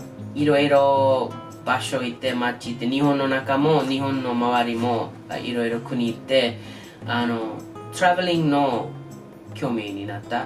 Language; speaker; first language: Japanese; non-native, learner; English